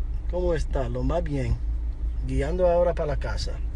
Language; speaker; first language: Spanish; early bilingual, other home language; English